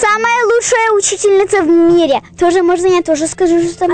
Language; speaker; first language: Russian; early bilingual, heritage; Russian